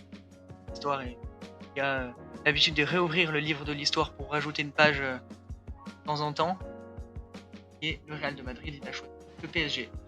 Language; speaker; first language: French; native; French